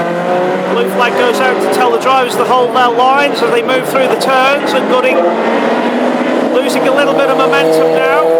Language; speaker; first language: English; native; English